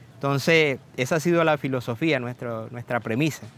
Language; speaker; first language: Spanish; native; Spanish